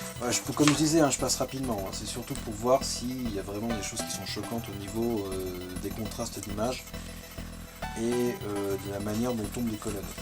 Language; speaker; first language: French; native; French